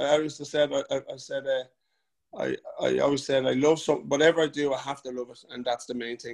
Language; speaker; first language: English; native; English